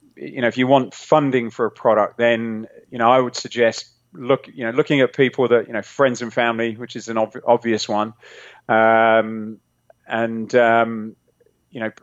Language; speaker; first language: English; native; English